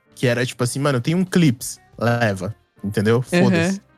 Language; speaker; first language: Portuguese; native; Portuguese